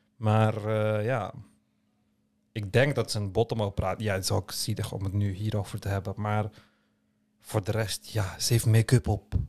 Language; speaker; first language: Dutch; early bilingual, other home language; Turkish